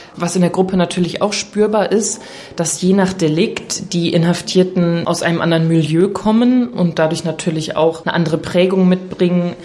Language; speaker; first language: German; native; German